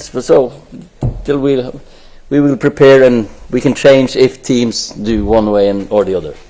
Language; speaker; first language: English; non-native, fluent; Norwegian